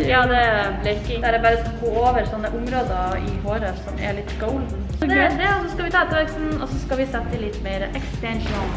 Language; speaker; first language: Norwegian; native; Norwegian